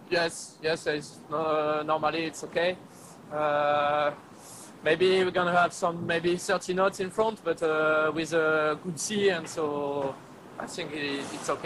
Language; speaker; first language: English; non-native, learner; French